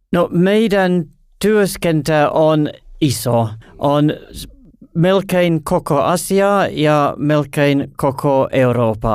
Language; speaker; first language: Finnish; non-native, learner; English